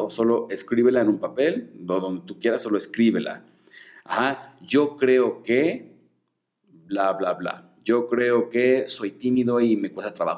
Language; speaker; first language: Spanish; native; Spanish